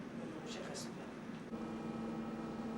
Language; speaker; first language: French; non-native, learner; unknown